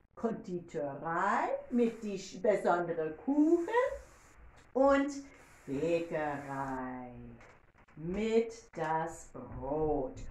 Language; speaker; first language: German; non-native, learner; English